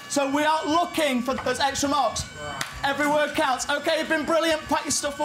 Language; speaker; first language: English; native; English